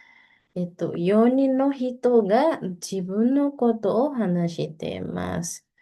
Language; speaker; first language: Japanese; non-native, fluent; Indonesian